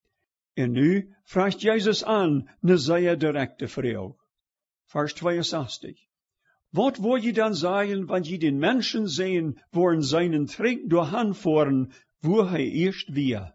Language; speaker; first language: German; early bilingual, heritage; Plautdietsch